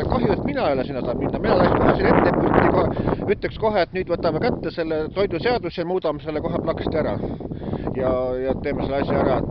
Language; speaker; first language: Estonian; native; Estonian